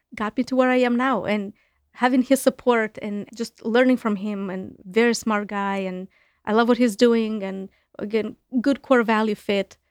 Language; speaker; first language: English; non-native, fluent; Romanian